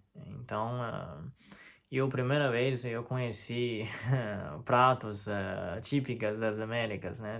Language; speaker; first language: Portuguese; non-native, fluent; Chinese